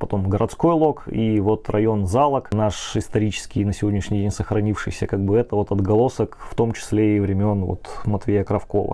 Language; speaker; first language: Russian; native; Russian